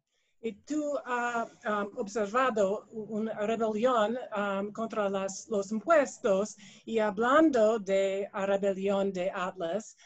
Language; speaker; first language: Spanish; non-native, learner; English